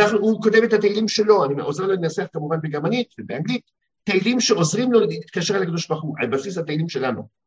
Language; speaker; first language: Hebrew; early bilingual, heritage; Hebrew